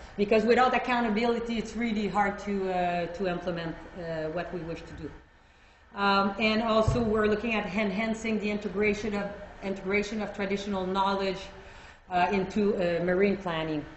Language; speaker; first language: English; non-native, fluent; French